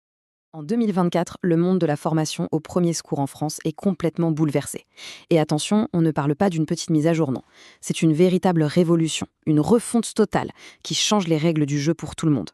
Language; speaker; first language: French; native; French